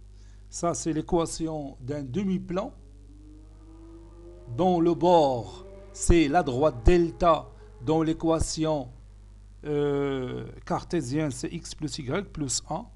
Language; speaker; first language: French; non-native, local second language; Arabic